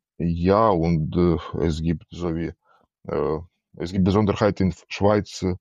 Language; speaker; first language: German; non-native, learner; Ukrainian